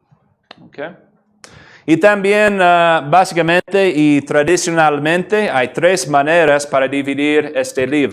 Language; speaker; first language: Spanish; non-native, fluent; English